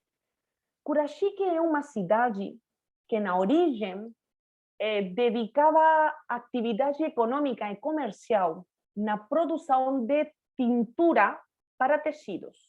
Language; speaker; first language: Portuguese; non-native, fluent; Spanish